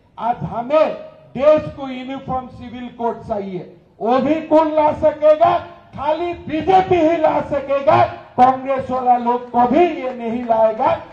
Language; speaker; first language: Hindi; non-native, local second language; Assamese